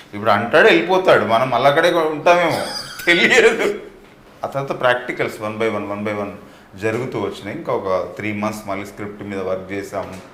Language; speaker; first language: Telugu; native; Telugu